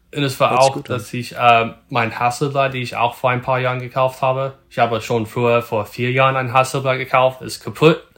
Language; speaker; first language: German; non-native, learner; English